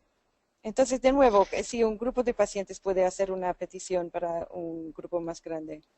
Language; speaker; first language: Spanish; non-native, fluent; English